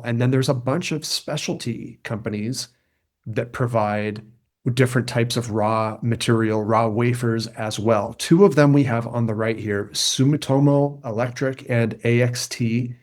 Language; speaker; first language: English; native; English